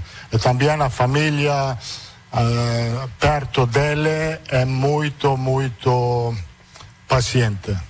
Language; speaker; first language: Portuguese; non-native, fluent; Italian